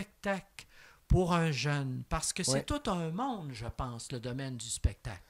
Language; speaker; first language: French; native; French